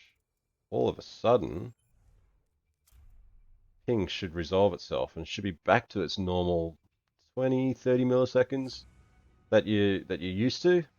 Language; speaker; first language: English; native; English